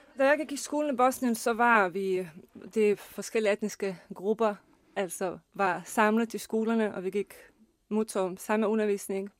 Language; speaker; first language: Danish; non-native, fluent; Bosnian